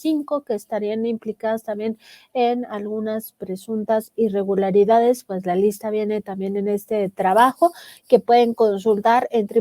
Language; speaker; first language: Spanish; native; Spanish